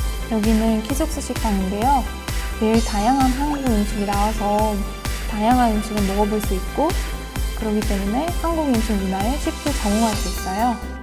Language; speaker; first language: Korean; non-native, fluent; Uzbek